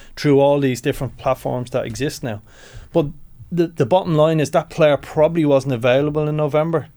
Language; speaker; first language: English; native; English